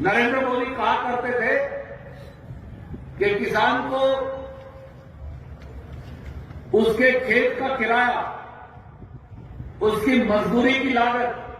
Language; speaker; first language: Hindi; native; Hindi